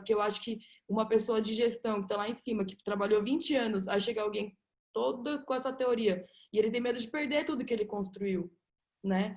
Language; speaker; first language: Portuguese; native; Portuguese